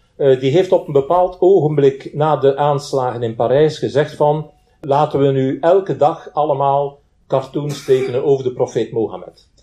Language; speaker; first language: Dutch; native; Dutch